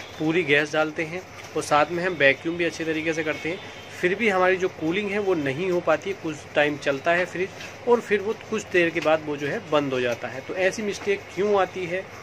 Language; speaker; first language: Hindi; native; Hindi